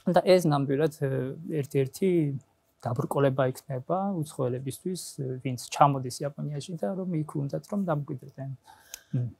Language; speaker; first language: Georgian; non-native, fluent; Japanese